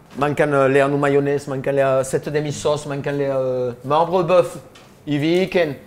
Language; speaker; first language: Danish; non-native, fluent; French